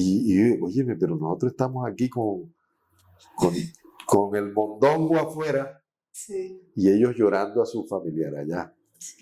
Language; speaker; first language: Spanish; native; Spanish